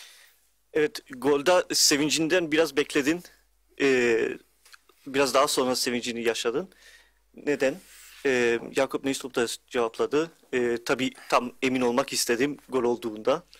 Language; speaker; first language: Turkish; early bilingual, heritage; Turkish